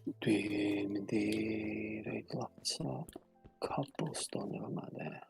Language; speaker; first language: Welsh; native; Welsh